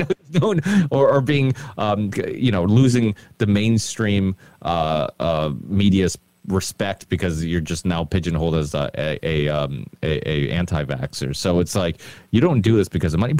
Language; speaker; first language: English; native; English